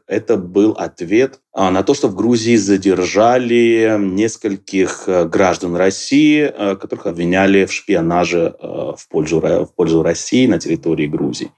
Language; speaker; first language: Russian; non-native, local second language; Georgian